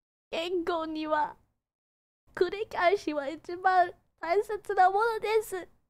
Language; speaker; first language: Japanese; non-native, learner; English